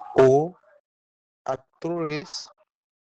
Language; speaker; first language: Portuguese; non-native, learner; Haitian Creole